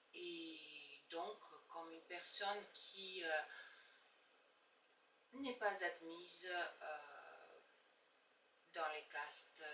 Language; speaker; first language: French; non-native, fluent; Bulgarian